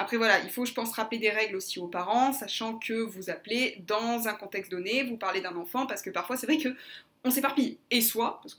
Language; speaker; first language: French; native; French